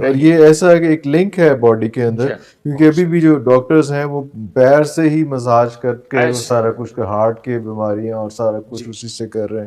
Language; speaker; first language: Urdu; native; Urdu